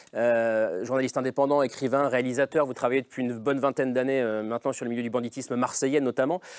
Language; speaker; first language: French; native; French